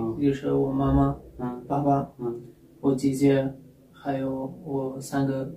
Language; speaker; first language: Chinese; non-native, fluent; Pashto